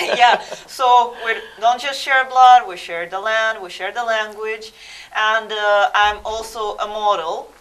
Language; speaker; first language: English; non-native, fluent; Russian